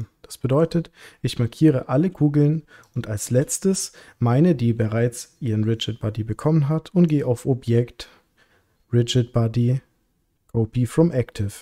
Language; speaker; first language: German; native; German